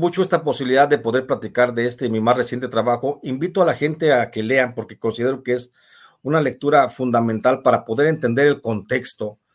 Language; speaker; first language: Spanish; native; Spanish